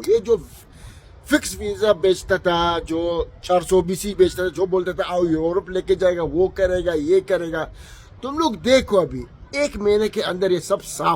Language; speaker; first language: Hindi; non-native, learner; Arabic